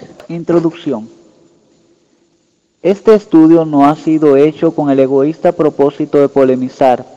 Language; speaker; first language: Spanish; native; Spanish